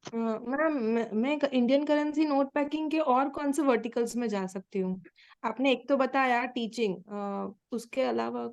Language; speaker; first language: Hindi; native; Hindi